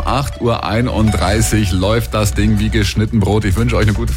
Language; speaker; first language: German; native; German